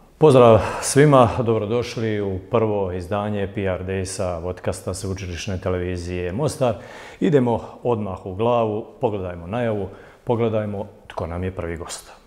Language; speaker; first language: Croatian; native; Croatian